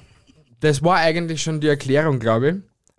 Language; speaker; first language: German; native; German